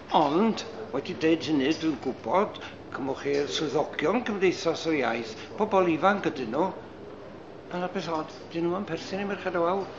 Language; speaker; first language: Welsh; native; Welsh